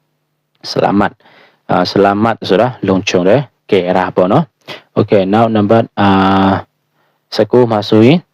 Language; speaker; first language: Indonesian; non-native, fluent; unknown